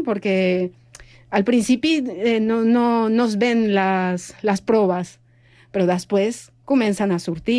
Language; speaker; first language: Catalan; non-native, fluent; Spanish